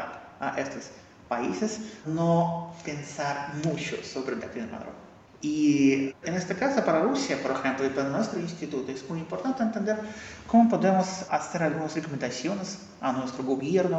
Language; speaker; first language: Spanish; non-native, fluent; Russian